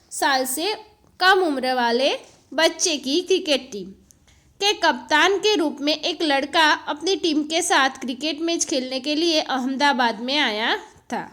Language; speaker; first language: Hindi; non-native, local second language; Gujarati